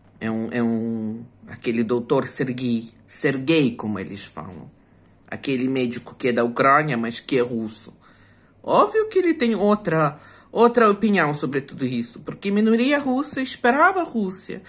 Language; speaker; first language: Portuguese; non-native, fluent; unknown